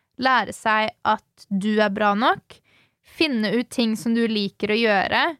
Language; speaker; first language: Norwegian; early bilingual, other home language; Swedish